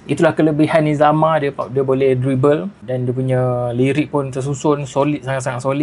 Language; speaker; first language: Malay; native; Malay